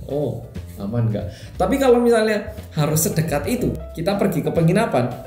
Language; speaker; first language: Indonesian; non-native, fluent; Korean